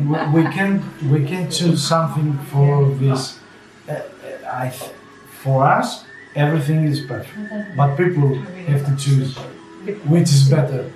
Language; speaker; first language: English; non-native, learner; Greek